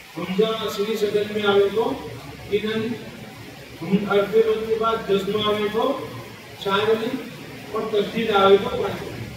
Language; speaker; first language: Urdu; native; Urdu